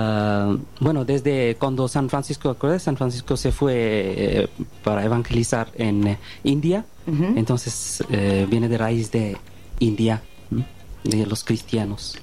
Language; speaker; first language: Spanish; non-native, learner; Bangla